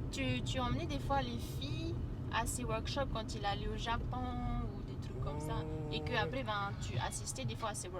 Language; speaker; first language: French; native; French